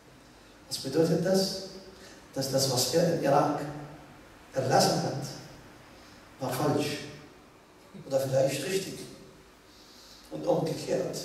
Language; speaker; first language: German; non-native, fluent; Arabic